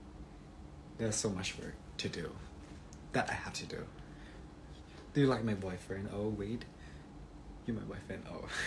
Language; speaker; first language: English; non-native, learner; Thai